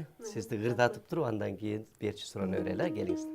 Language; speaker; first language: Kyrgyz; native; Kyrgyz